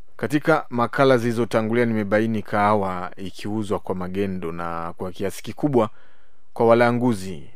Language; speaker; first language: Swahili; native; Swahili